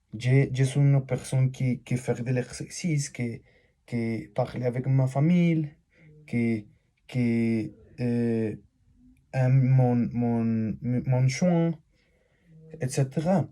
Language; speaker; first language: French; non-native, learner; Spanish